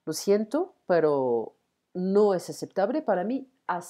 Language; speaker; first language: Spanish; non-native, learner; French